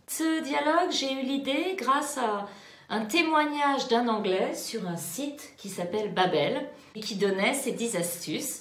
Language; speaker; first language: French; native; French